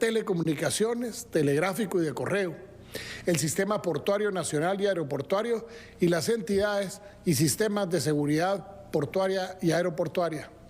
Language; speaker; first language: Spanish; native; Spanish